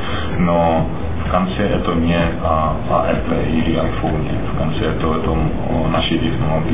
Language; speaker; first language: Russian; non-native, fluent; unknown